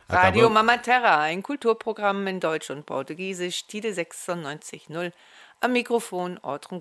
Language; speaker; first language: German; native; German